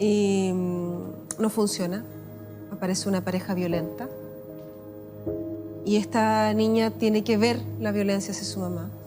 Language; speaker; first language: Spanish; native; Spanish